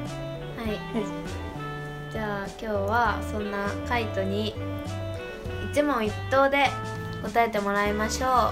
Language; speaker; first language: Japanese; native; Japanese